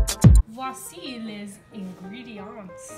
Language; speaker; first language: French; non-native, learner; English